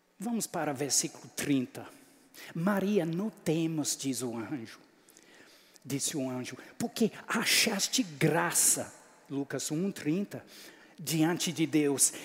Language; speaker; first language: Portuguese; non-native, fluent; English